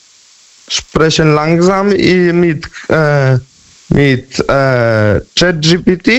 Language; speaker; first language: German; non-native, learner; Polish